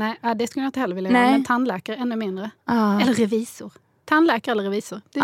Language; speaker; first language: Swedish; native; Swedish